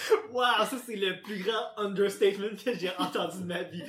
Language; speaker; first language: French; native; French